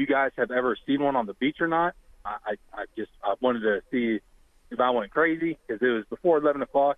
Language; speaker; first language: English; native; English